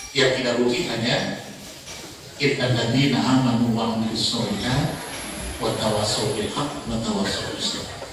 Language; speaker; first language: Indonesian; non-native, local second language; Tetum